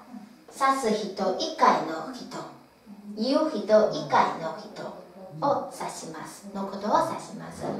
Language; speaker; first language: Japanese; non-native, fluent; Chinese